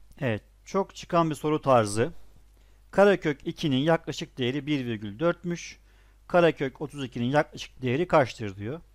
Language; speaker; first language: Turkish; native; Turkish